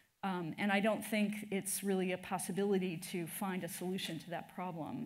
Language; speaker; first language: English; native; English